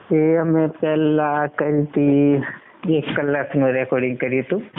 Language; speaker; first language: Gujarati; non-native, local second language; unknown